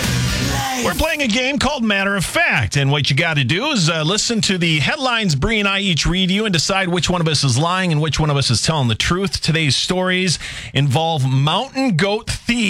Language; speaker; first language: English; native; English